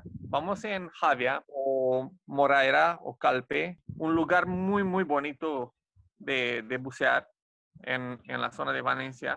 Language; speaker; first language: Spanish; non-native, fluent; Romanian